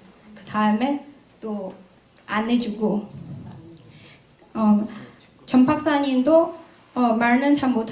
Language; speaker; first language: Korean; non-native, learner; Chinese